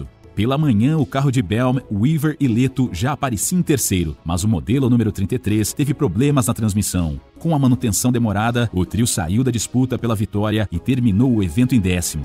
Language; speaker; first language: Portuguese; native; Portuguese